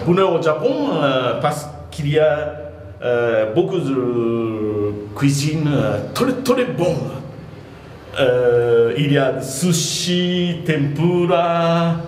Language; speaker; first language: French; non-native, learner; Japanese